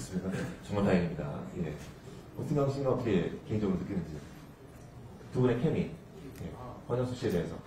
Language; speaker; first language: Korean; native; Korean